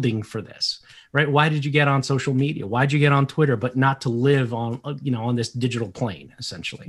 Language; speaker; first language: English; early bilingual, other home language; Portuguese